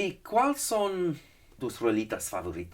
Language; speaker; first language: Spanish; non-native, fluent; English